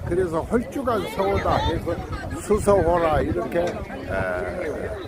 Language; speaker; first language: Korean; native; Korean